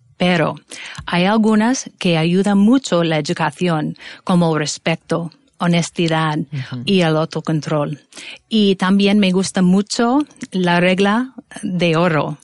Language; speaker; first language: Spanish; non-native, fluent; English